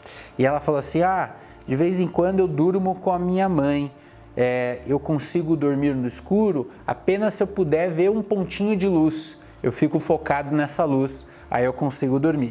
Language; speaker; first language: Portuguese; native; Portuguese